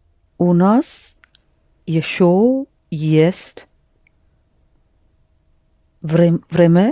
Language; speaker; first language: Russian; non-native, learner; English